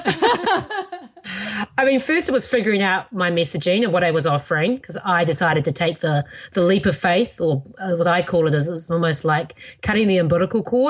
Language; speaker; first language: English; native; English